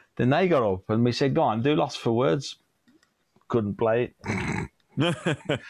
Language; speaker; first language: English; native; English